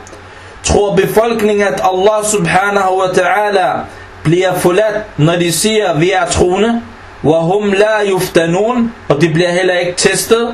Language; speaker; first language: Danish; non-native, fluent; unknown